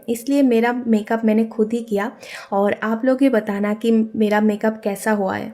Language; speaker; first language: Hindi; non-native, local second language; Bangla